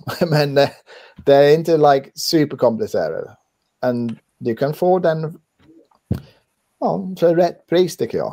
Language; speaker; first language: Swedish; non-native, fluent; English